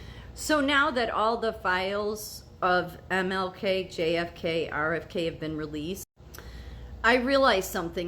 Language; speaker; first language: English; native; English